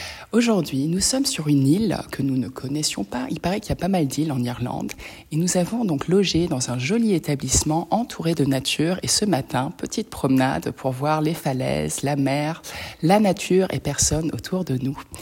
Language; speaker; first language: French; native; French